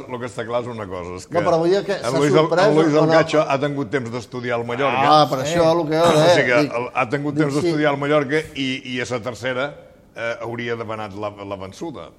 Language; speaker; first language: Catalan; native; Catalan